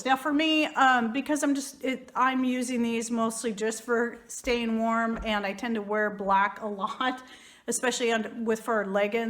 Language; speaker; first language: English; native; English